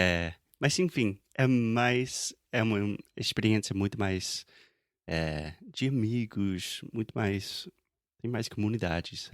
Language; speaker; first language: Portuguese; non-native, fluent; English